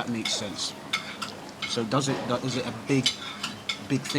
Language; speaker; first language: English; native; English